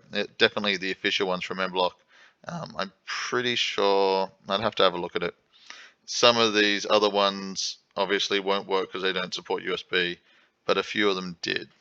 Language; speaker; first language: English; native; English